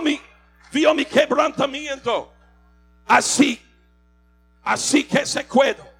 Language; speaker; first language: Spanish; non-native, learner; English